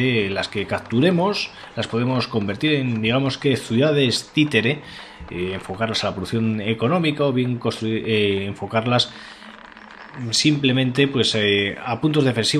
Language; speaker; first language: Spanish; native; Spanish